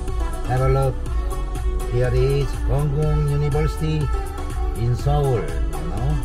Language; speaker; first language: English; non-native, learner; Korean